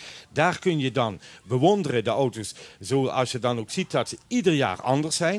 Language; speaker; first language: Dutch; native; Dutch